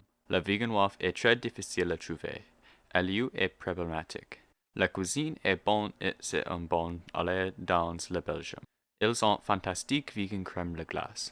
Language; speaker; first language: French; non-native, learner; English